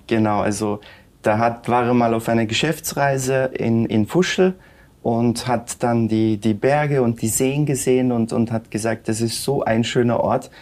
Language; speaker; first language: German; early bilingual, other home language; Turkish